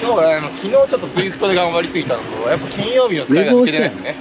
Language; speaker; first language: Japanese; native; Japanese